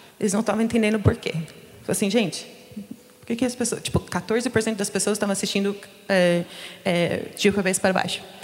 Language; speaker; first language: Portuguese; non-native, fluent; English